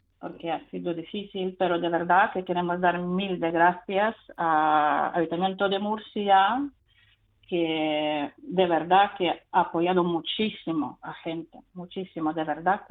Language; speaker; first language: Spanish; non-native, fluent; Ukrainian